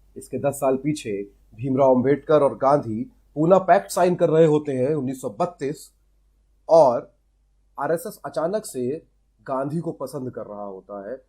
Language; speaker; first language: Hindi; native; Hindi